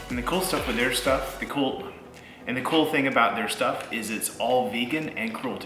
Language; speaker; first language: English; native; English